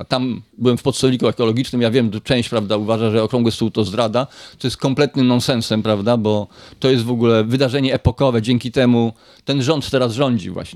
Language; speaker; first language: Polish; native; Polish